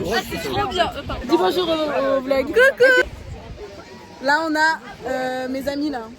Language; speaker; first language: French; native; French